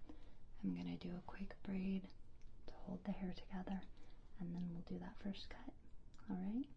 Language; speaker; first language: English; native; English